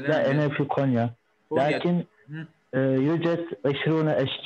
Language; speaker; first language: Arabic; non-native, learner; Turkish